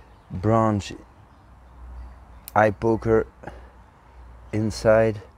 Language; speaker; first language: English; non-native, fluent; Dutch